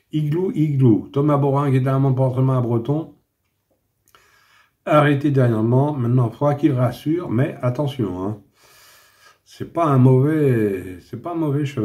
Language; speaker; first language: French; native; French